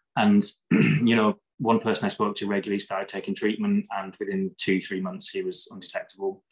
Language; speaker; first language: English; native; English